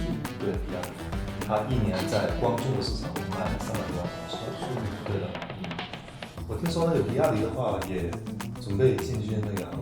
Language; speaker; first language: Chinese; native; Chinese